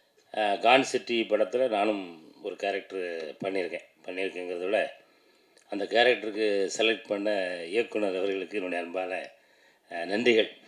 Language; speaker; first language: Tamil; native; Tamil